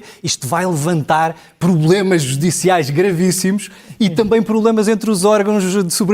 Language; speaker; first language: Portuguese; native; Portuguese